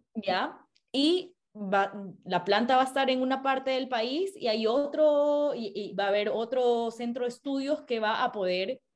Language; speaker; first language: Spanish; native; Spanish